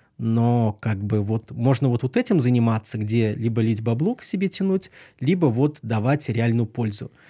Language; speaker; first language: Russian; native; Russian